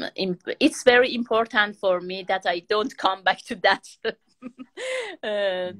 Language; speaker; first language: English; non-native, learner; Persian